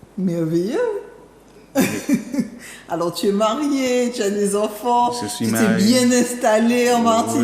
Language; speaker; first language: French; native; French